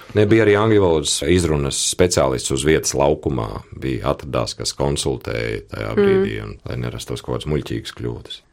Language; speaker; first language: Latvian; native; Latvian